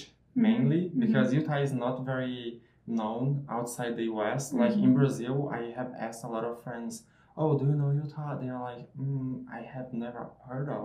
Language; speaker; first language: English; non-native, fluent; Portuguese